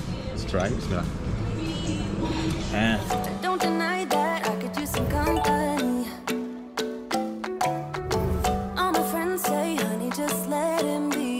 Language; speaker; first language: English; non-native, fluent; Indonesian